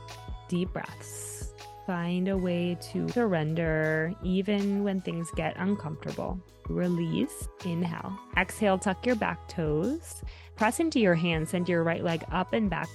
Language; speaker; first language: English; native; English